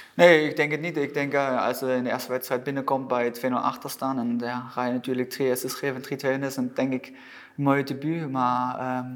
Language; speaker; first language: Dutch; non-native, fluent; German